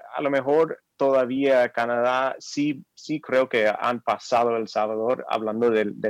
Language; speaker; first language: Spanish; non-native, fluent; English